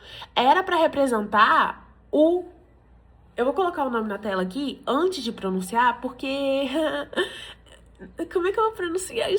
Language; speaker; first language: Portuguese; native; Portuguese